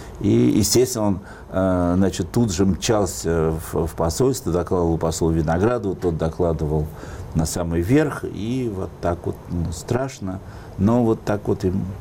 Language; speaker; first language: Russian; native; Russian